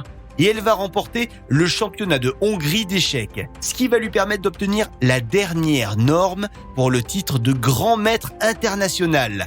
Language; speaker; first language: French; native; French